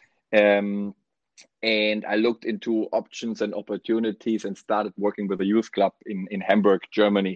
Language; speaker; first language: English; non-native, fluent; German